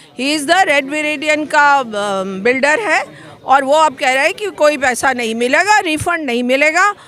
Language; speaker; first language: Hindi; native; Hindi